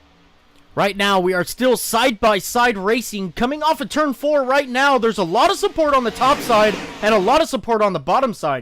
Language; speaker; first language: English; native; English